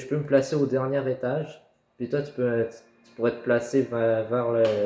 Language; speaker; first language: French; native; French